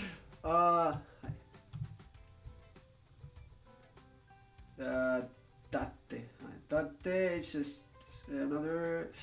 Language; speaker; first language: Japanese; non-native, learner; English